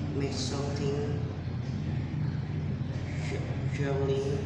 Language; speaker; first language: English; non-native, learner; Vietnamese